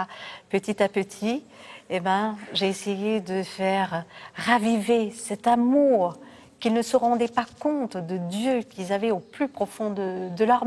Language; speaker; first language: French; native; French